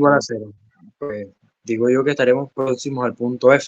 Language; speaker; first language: Spanish; native; Spanish